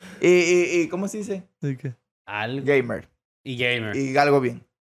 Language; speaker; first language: Spanish; native; Spanish